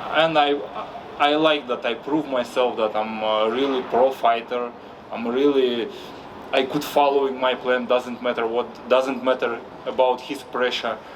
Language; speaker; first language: English; non-native, fluent; Russian